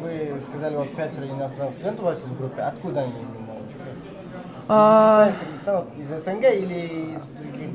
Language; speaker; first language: Russian; non-native, fluent; Uzbek